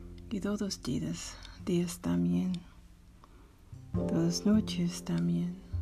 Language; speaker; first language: Spanish; non-native, learner; English